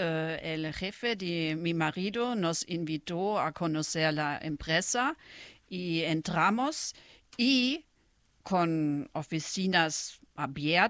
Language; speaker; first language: Spanish; non-native, fluent; German